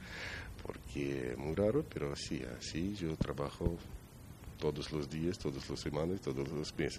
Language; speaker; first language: Spanish; non-native, learner; Georgian